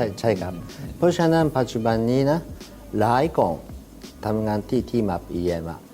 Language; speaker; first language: Thai; non-native, learner; Japanese